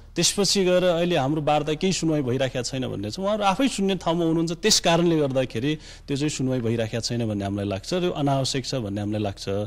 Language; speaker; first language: Nepali; non-native, local second language; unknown